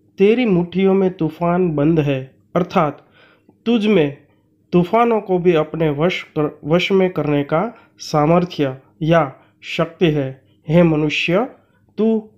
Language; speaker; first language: Hindi; non-native, local second language; Gujarati